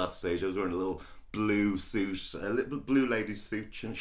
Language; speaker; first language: English; native; English